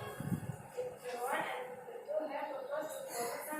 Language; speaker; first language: English; non-native, learner; Indonesian